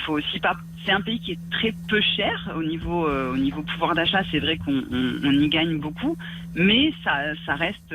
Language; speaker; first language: French; native; French